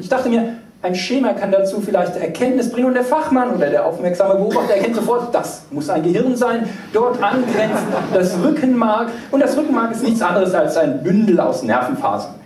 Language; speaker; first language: German; native; German